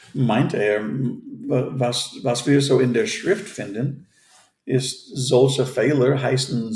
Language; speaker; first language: German; non-native, fluent; English